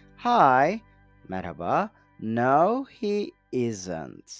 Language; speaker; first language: English; non-native, fluent; Turkish